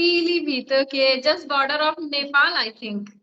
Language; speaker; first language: English; non-native, learner; Hindi